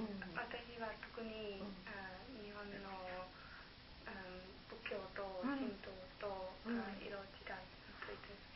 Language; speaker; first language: Japanese; non-native, learner; German